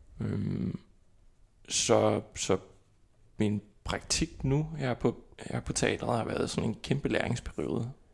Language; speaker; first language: Danish; non-native, fluent; Icelandic